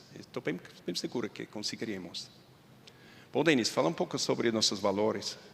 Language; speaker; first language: Portuguese; non-native, fluent; Swiss German